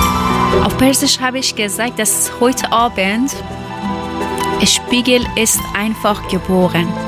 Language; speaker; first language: German; non-native, learner; Persian